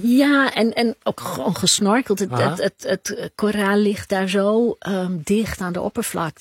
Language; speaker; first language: Dutch; native; Dutch